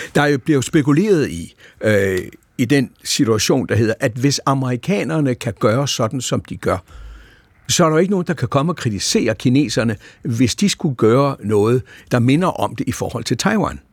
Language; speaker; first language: Danish; native; Danish